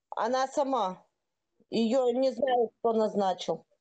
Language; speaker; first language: Russian; native; Russian